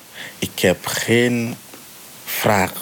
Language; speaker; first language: Dutch; non-native, learner; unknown